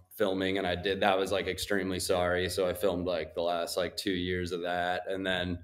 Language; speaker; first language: English; native; English